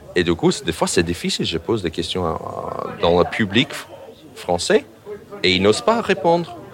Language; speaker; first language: French; non-native, fluent; English